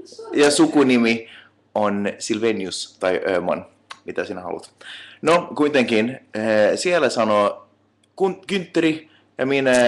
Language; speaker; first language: Finnish; non-native, local second language; Swedish